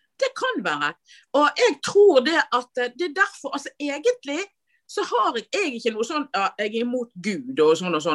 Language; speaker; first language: Norwegian; native; Norwegian